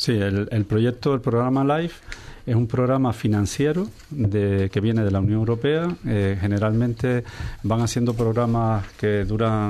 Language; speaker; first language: Spanish; native; Spanish